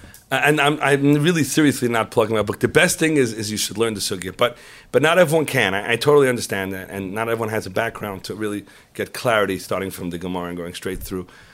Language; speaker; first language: English; native; English